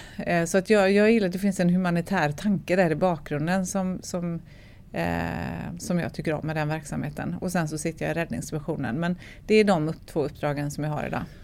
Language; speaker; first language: Swedish; native; Swedish